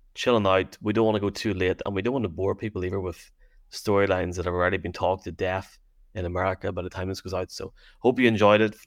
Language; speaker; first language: English; native; English